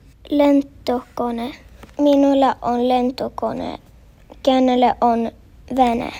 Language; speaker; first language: Finnish; early bilingual, heritage; Finnish